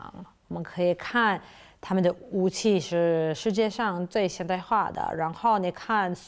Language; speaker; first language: Chinese; non-native, fluent; English